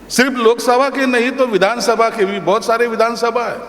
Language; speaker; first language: Hindi; non-native, local second language; Marathi